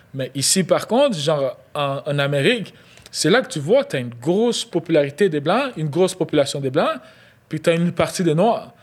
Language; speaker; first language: French; non-native, local second language; Lingala